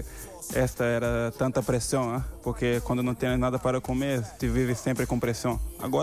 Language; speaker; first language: Spanish; non-native, learner; Portuguese